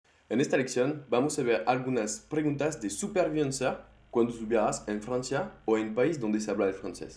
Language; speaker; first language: Spanish; non-native, fluent; French